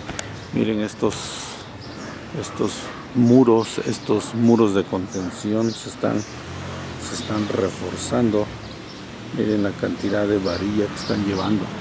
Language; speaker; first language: Spanish; native; Spanish